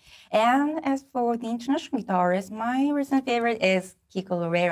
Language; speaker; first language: English; non-native, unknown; Japanese